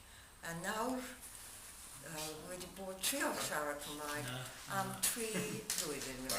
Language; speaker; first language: Welsh; non-native, learner; English